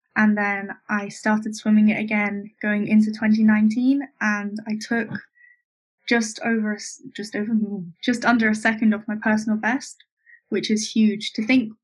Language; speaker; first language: English; native; English